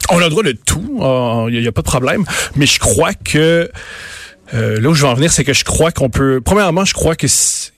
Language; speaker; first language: French; native; French